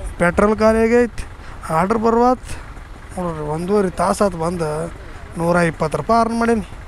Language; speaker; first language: Kannada; native; Kannada